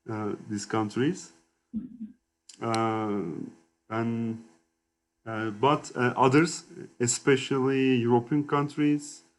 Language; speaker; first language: English; non-native, learner; Turkish